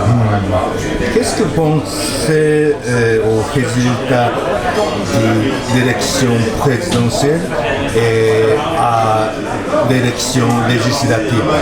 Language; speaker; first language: French; non-native, learner; Japanese